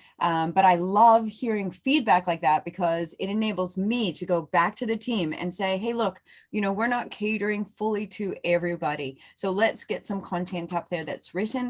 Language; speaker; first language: English; native; English